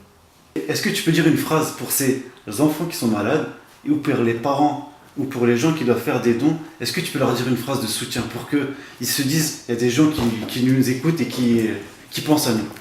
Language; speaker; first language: French; native; French